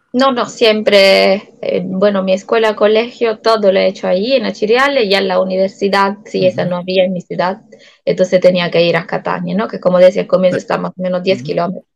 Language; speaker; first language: Spanish; non-native, fluent; Italian